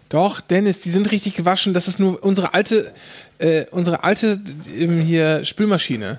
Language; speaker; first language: German; native; German